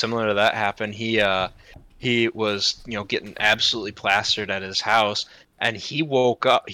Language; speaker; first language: English; native; English